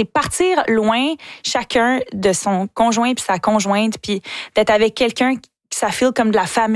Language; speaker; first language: French; native; French